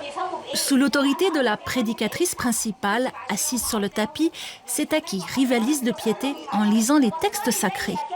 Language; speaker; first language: French; native; French